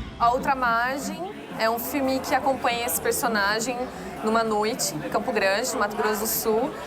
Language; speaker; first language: Portuguese; native; Portuguese